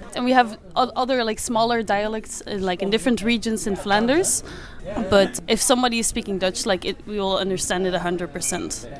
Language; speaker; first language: English; non-native, fluent; Dutch